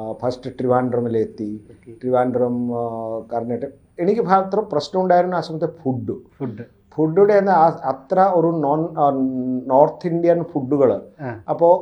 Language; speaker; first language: Malayalam; non-native, local second language; Odia